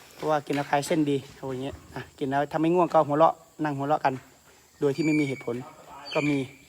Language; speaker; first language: Thai; native; Thai